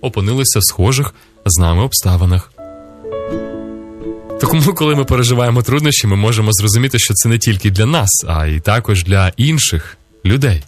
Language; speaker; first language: Ukrainian; native; Ukrainian